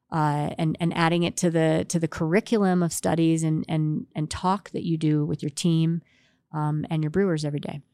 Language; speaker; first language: English; native; English